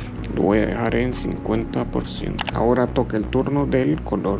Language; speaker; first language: Spanish; native; Spanish